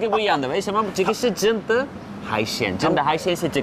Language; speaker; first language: Chinese; non-native, fluent; Turkish